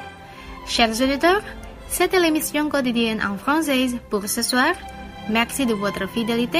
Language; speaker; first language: French; non-native, fluent; Indonesian